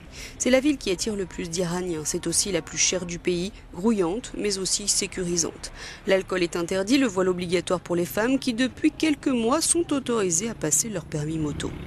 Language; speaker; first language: French; native; French